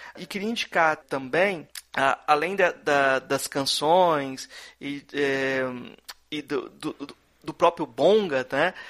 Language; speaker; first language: Portuguese; native; Portuguese